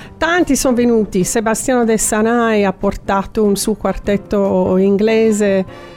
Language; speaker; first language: Italian; non-native, fluent; English